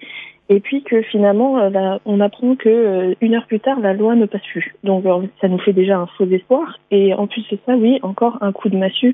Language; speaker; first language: French; native; French